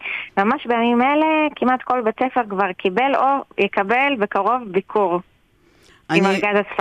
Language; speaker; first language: Hebrew; native; Hebrew